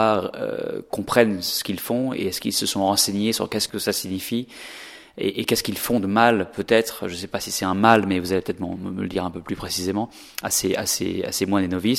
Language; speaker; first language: French; native; French